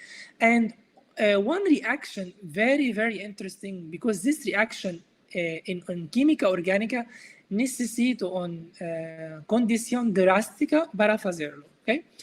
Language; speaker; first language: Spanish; non-native, learner; Arabic